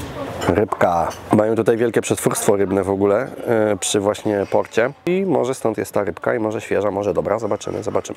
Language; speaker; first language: Polish; native; Polish